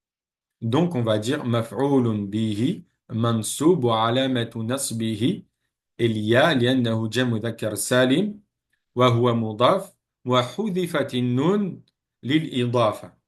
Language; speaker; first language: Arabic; non-native, fluent; French